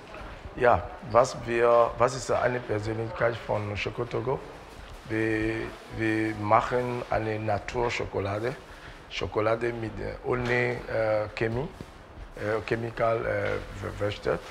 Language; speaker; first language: German; non-native, learner; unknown